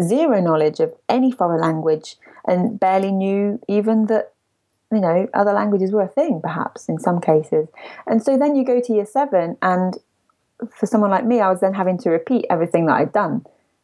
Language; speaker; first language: English; native; English